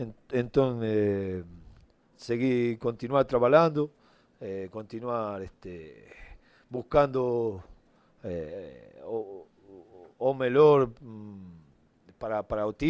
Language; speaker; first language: Portuguese; non-native, learner; Spanish